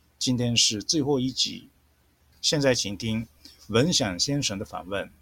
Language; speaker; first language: Chinese; non-native, fluent; Japanese